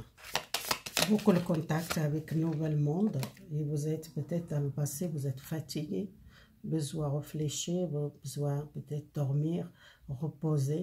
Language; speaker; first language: French; non-native, learner; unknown